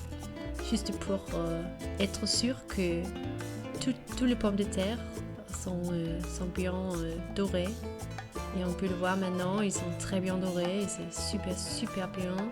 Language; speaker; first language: French; non-native, learner; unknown